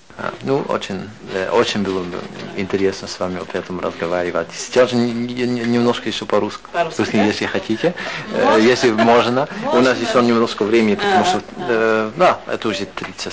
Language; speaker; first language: Russian; non-native, fluent; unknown